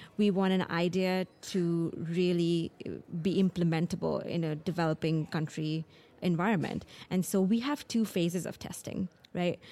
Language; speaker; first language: English; non-native, local second language; Hindi